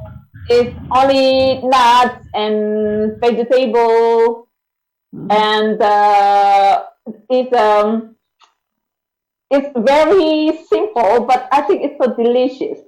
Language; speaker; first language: English; non-native, learner; Indonesian